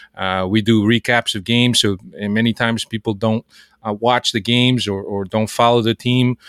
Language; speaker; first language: English; early bilingual, other home language; Portuguese